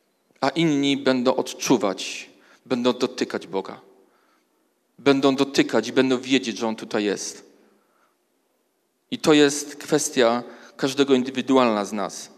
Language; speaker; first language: Polish; native; Polish